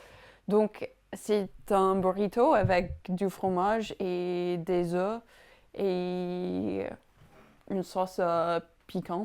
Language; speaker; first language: French; non-native, fluent; English